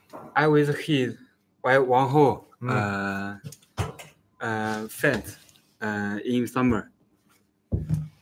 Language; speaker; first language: English; non-native, learner; Chinese